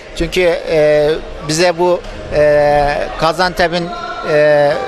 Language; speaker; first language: Turkish; native; Turkish